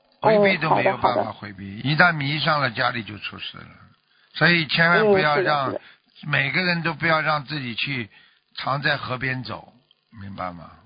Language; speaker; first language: Chinese; native; Chinese